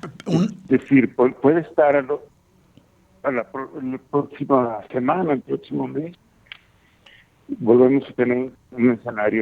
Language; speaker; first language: Spanish; native; Spanish